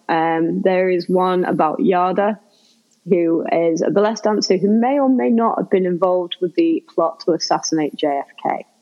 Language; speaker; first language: English; native; English